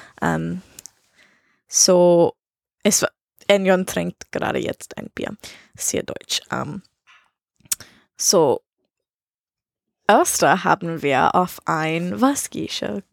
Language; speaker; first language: German; non-native, learner; English